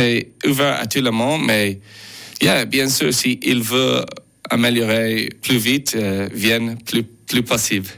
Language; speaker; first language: French; non-native, learner; English